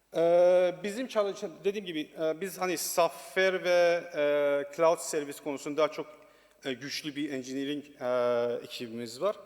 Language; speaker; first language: Turkish; non-native, learner; Persian